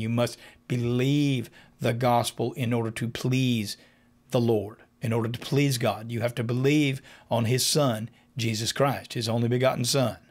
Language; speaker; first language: English; native; English